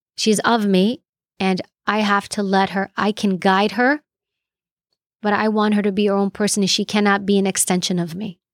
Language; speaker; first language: English; early bilingual, other home language; Greek